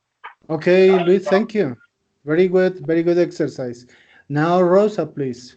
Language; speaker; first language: English; non-native, fluent; Spanish